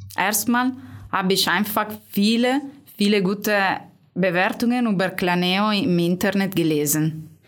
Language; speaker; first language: German; non-native, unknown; Italian